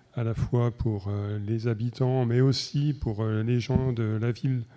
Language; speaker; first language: French; native; French